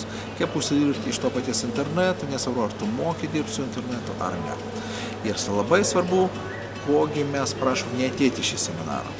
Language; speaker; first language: Lithuanian; native; Lithuanian